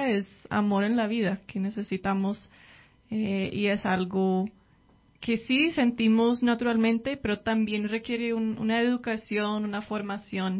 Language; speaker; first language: Spanish; non-native, fluent; English